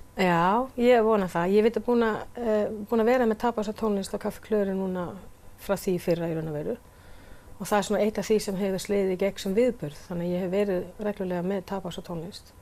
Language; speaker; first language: Icelandic; non-native, fluent; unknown